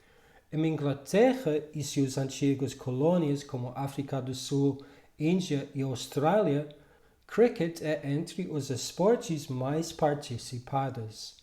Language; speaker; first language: Portuguese; non-native, fluent; English